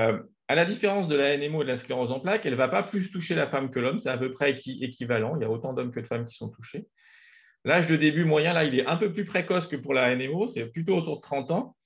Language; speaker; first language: French; native; French